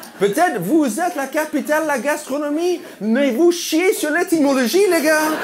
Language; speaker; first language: French; non-native, fluent; English